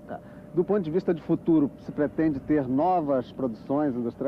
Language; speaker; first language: Portuguese; native; Portuguese